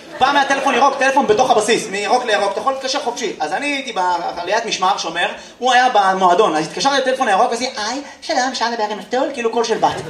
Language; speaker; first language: Hebrew; native; Hebrew